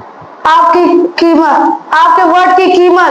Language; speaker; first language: Hindi; native; Hindi